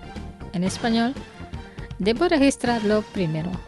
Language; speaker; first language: Spanish; non-native, fluent; Indonesian